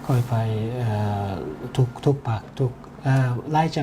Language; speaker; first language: Thai; non-native, learner; Mongolian